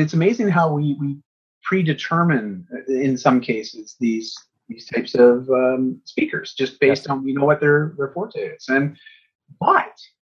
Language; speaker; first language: English; native; English